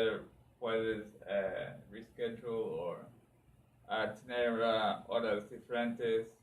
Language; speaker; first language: Spanish; non-native, learner; English